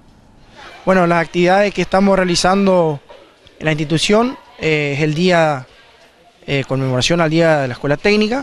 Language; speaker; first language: Spanish; native; Spanish